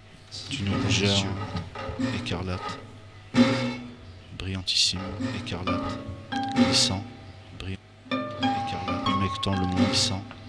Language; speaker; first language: French; native; French